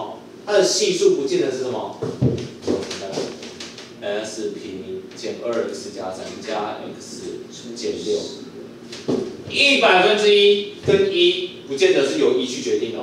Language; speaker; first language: Chinese; native; Chinese